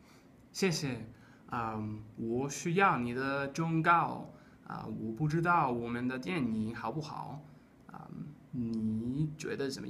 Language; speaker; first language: Chinese; non-native, learner; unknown